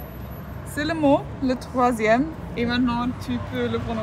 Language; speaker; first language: French; non-native, fluent; German